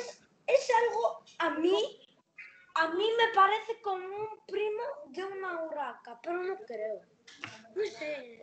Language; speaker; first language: Spanish; early bilingual, heritage; Spanish